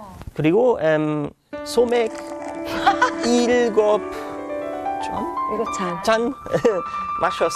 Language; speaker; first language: Korean; non-native, learner; German